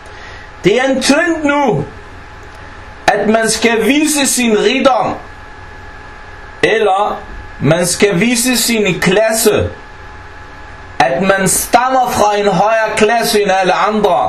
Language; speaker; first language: Danish; non-native, fluent; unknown